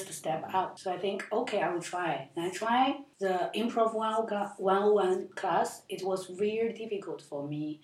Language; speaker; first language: English; non-native, learner; Chinese